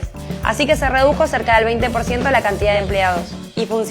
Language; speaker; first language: Spanish; native; Spanish